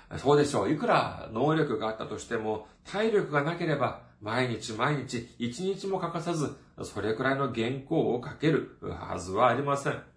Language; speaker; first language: Japanese; non-native, fluent; Korean